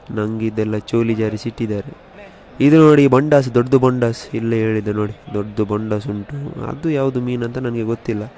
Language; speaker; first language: Kannada; non-native, local second language; Tulu